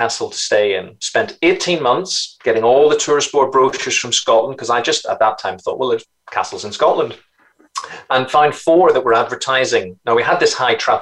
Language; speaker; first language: English; native; English